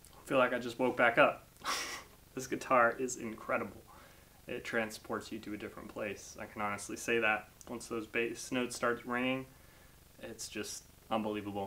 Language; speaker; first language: English; native; English